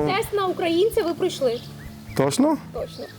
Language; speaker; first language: Ukrainian; native; Ukrainian